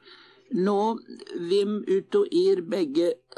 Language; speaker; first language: Swedish; native; Swedish